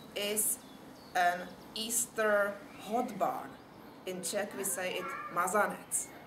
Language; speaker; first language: English; non-native, fluent; Czech